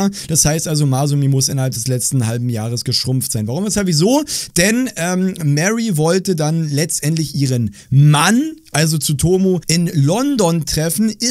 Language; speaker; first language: German; native; German